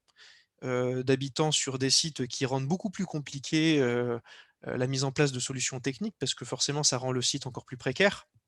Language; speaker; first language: French; native; French